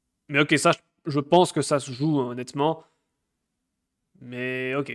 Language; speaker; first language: French; native; French